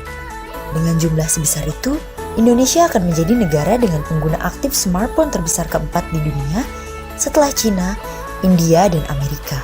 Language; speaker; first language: Indonesian; native; Indonesian